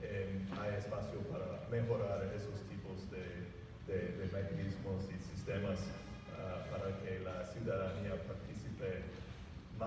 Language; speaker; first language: Spanish; non-native, fluent; English